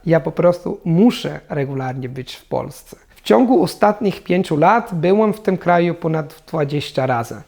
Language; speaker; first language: Polish; non-native, fluent; Italian